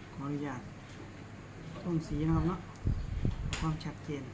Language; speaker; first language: Thai; non-native, local second language; Lao